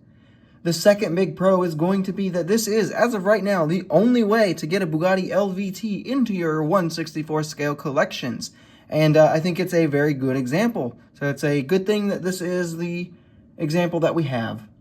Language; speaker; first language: English; native; English